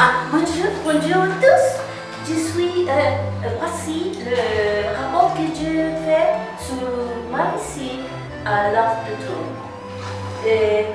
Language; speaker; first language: French; non-native, learner; Spanish